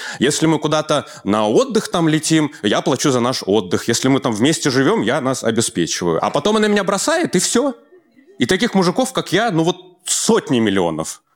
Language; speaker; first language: Russian; native; Russian